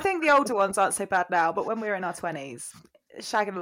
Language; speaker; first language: English; native; English